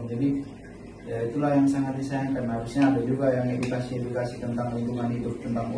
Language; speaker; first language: Indonesian; native; Indonesian